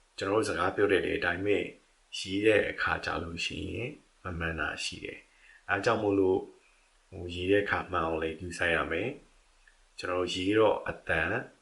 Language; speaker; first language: Burmese; native; Burmese